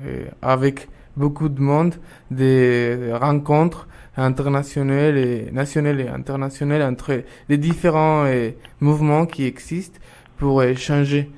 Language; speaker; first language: French; non-native, fluent; Spanish